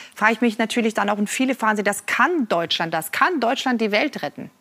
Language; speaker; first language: German; non-native, fluent; Norwegian